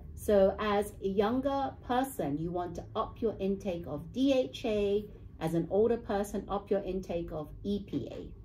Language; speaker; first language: English; native; English